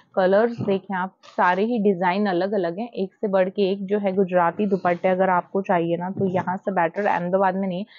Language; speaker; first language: Hindi; non-native, local second language; Gujarati